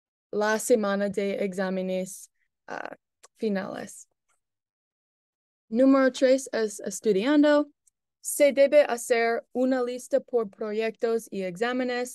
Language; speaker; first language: Spanish; non-native, learner; English